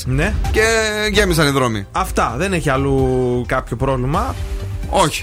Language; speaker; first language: Greek; native; Greek